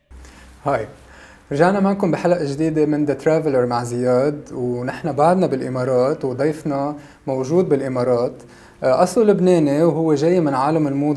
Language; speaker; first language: Arabic; native; Arabic